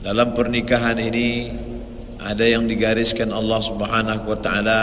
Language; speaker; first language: Indonesian; native; Indonesian